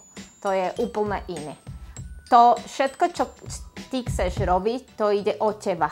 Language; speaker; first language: Slovak; non-native, learner; Spanish